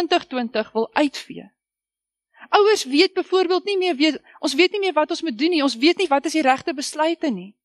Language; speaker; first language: Afrikaans; native; Afrikaans